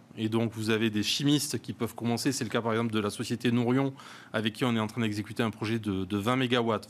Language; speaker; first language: French; native; French